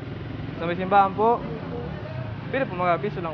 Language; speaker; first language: Filipino; non-native, local second language; Bikol